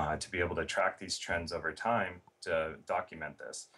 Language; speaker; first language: English; native; English